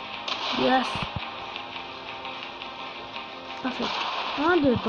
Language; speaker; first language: Greek; native; Greek